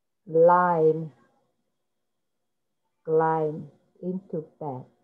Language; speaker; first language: English; non-native, learner; Vietnamese